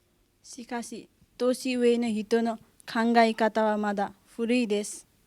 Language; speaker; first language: Japanese; non-native, learner; Nepali